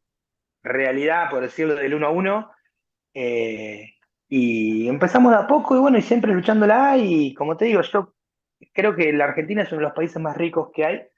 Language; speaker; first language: Spanish; native; Spanish